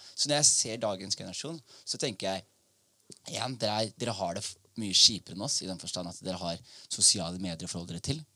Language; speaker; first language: Norwegian; early bilingual, other home language; Somali